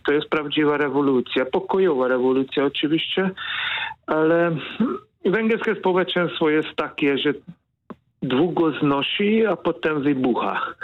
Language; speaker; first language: Polish; non-native, fluent; Hungarian